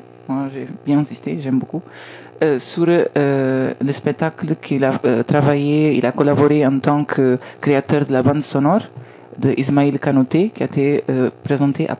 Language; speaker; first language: French; non-native, learner; Spanish